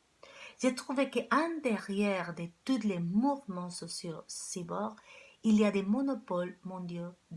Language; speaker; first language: French; non-native, fluent; Spanish